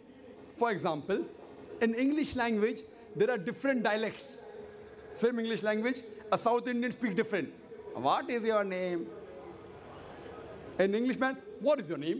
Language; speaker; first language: English; non-native, local second language; Urdu